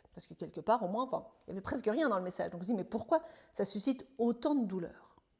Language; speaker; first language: French; native; French